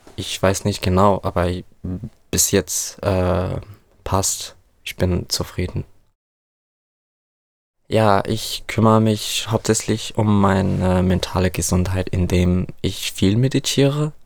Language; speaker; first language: German; non-native, fluent; Arabic